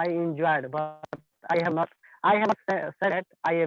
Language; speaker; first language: English; non-native, learner; Hindi